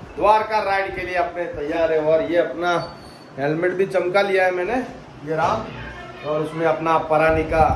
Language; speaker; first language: Hindi; non-native, local second language; Gujarati